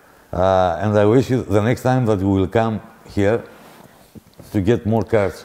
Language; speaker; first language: English; non-native, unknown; Greek